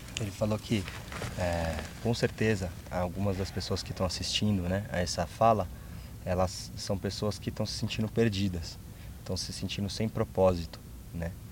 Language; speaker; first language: Portuguese; native; Portuguese